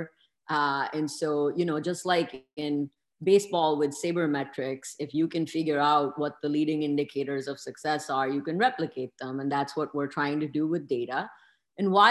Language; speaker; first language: English; non-native, local second language; Urdu